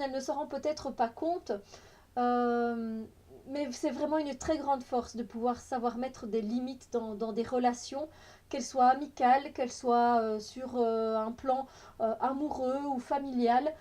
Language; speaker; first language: French; native; French